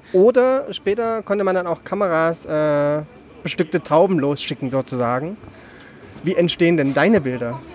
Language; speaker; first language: German; native; German